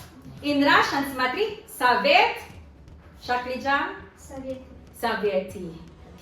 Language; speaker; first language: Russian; non-native, learner; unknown